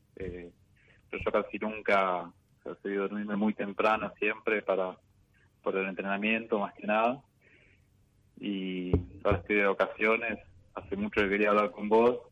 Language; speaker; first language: Spanish; native; Spanish